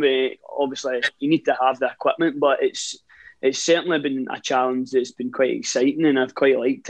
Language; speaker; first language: English; native; English